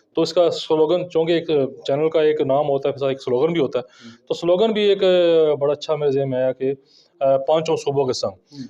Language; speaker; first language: Urdu; non-native, local second language; Punjabi